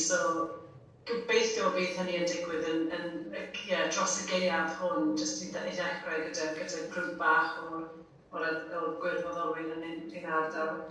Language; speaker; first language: Welsh; non-native, fluent; English